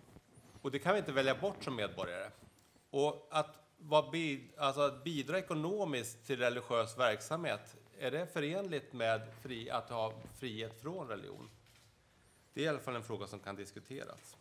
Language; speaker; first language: Swedish; native; Swedish